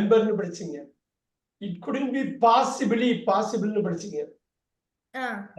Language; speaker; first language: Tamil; native; Tamil